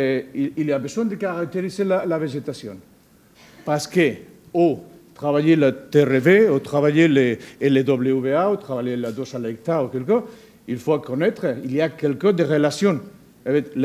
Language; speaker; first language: French; non-native, learner; Spanish